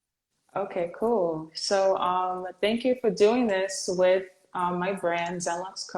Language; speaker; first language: English; native; English